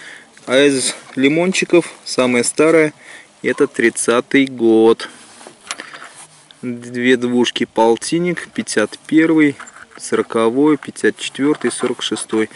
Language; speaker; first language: Russian; native; Russian